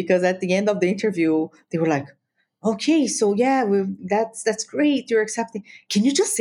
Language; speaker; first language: English; non-native, fluent; Spanish